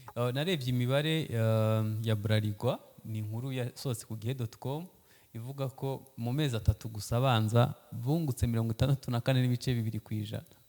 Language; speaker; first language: Kinyarwanda; early bilingual, heritage; Kinyarwanda